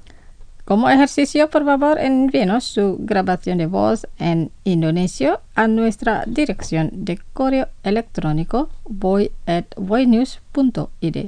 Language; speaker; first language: Spanish; non-native, fluent; Indonesian